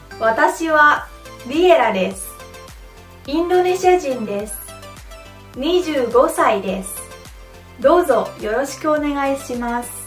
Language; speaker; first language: Japanese; non-native, fluent; Indonesian